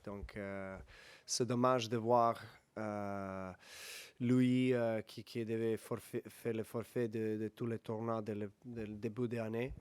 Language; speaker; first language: French; non-native, learner; Serbian